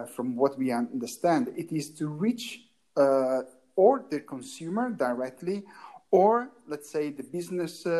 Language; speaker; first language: English; non-native, learner; Italian